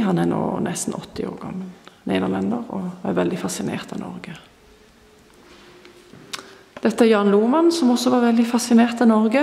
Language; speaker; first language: Norwegian; non-native, fluent; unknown